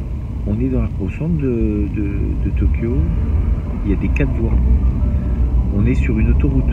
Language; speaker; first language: French; native; French